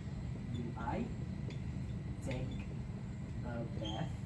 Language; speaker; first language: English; non-native, fluent; Indonesian